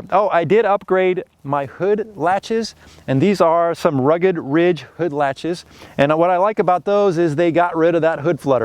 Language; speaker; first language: English; native; English